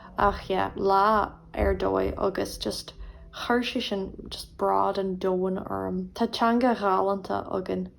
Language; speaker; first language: Irish; non-native, local second language; English